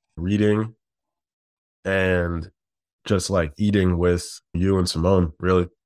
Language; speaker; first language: English; native; English